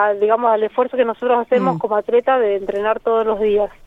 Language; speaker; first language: Spanish; native; Spanish